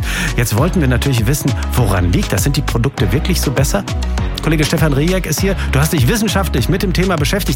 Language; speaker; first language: German; native; German